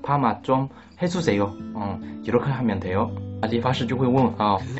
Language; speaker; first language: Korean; non-native, fluent; Chinese